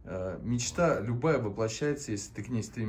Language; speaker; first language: Russian; native; Russian